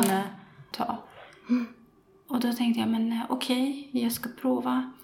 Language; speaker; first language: Swedish; non-native, fluent; Persian